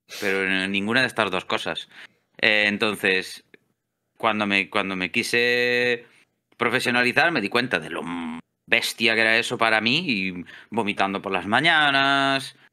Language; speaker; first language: Spanish; native; Spanish